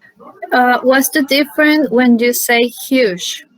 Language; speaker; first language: English; non-native, learner; Spanish